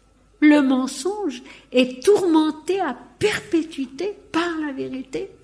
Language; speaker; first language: French; native; French